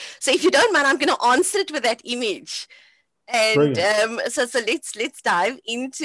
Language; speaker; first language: English; native; English